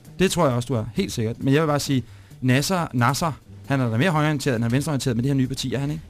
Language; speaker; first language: Danish; native; Danish